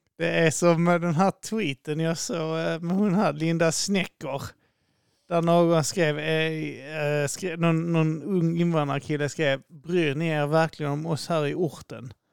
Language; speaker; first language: Swedish; native; Swedish